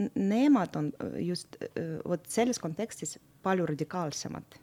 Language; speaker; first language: Estonian; non-native, local second language; Russian